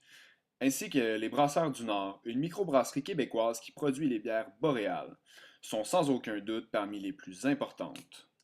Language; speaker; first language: French; native; French